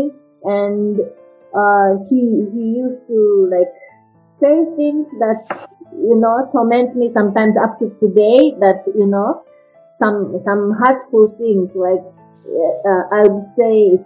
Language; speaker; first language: English; non-native, fluent; Japanese